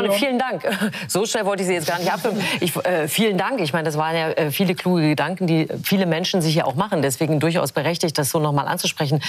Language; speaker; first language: German; native; German